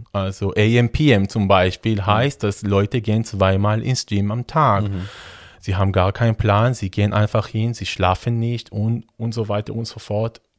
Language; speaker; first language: German; non-native, fluent; Hebrew